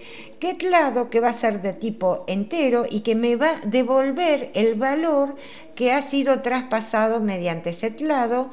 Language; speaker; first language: Spanish; native; Spanish